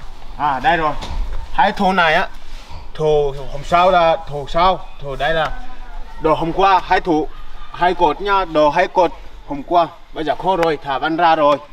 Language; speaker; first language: Vietnamese; non-native, learner; Portuguese